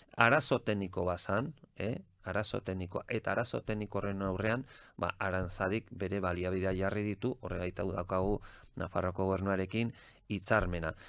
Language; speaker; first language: Basque; non-native, local second language; Spanish